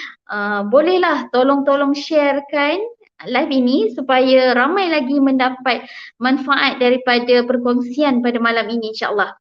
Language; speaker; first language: Malay; native; Malay